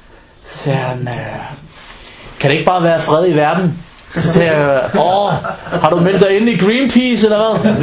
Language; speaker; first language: Danish; non-native, local second language; Arabic